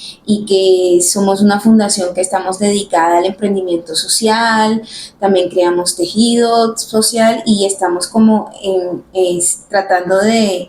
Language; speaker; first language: Spanish; native; Spanish